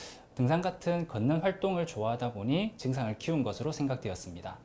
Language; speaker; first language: Korean; native; Korean